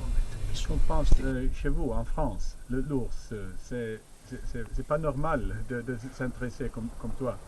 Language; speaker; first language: French; non-native, learner; Swedish